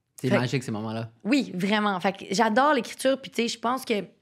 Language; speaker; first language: French; native; French